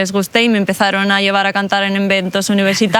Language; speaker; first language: Spanish; native; Spanish